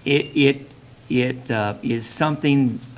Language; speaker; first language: English; native; English